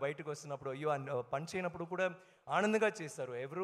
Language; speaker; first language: Telugu; non-native, learner; Tamil